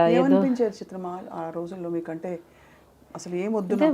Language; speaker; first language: Telugu; native; Telugu